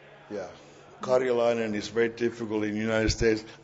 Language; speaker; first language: English; non-native, fluent; Finnish